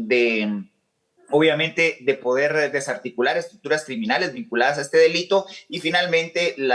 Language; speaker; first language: Spanish; native; Spanish